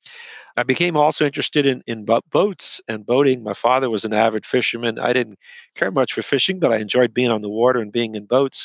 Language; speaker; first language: English; native; English